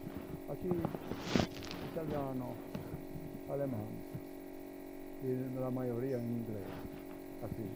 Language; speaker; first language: Spanish; non-native, learner; Slovenian